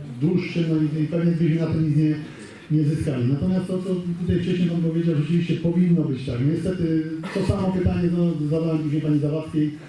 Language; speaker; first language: Polish; native; Polish